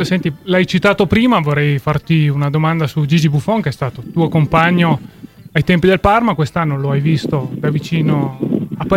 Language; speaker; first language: Italian; native; Italian